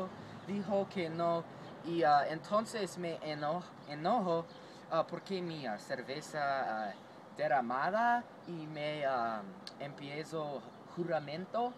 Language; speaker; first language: Spanish; non-native, learner; English